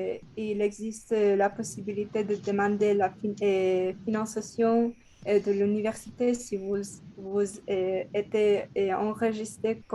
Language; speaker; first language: French; non-native, learner; Spanish